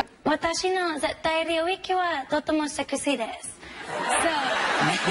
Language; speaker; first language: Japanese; non-native, learner; English